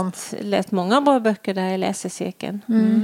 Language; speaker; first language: Swedish; native; Swedish